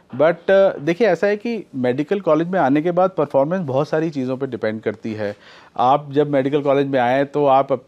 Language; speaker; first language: Hindi; native; Hindi